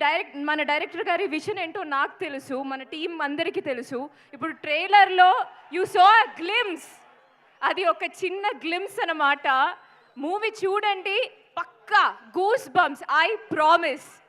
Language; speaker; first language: Telugu; non-native, fluent; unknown